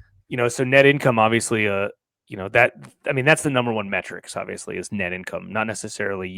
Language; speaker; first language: English; native; English